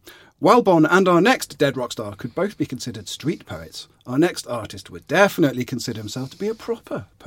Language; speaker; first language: English; native; English